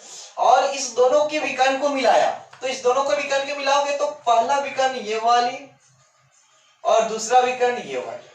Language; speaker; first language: Hindi; native; Hindi